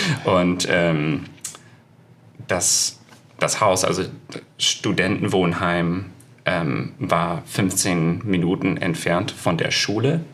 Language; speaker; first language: German; non-native, fluent; English